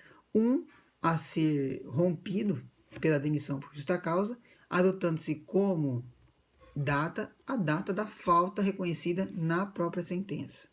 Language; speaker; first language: Portuguese; native; Portuguese